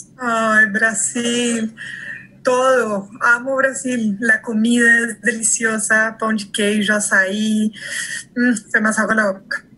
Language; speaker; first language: Spanish; early bilingual, heritage; Spanish